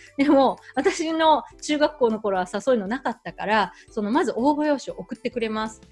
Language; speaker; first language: Japanese; native; Japanese